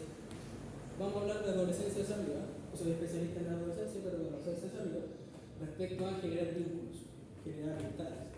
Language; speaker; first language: Spanish; native; Spanish